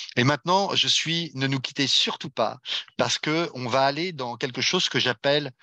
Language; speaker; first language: French; native; French